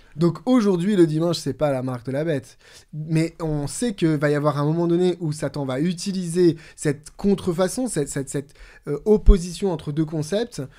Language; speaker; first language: French; native; French